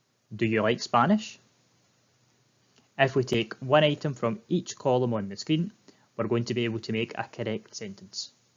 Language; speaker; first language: English; native; English